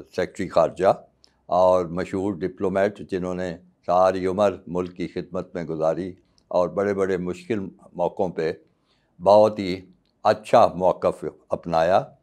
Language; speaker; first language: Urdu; native; Urdu